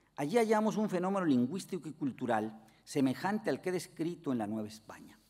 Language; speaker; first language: Spanish; native; Spanish